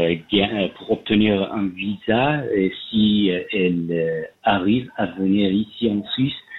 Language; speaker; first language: French; non-native, learner; Persian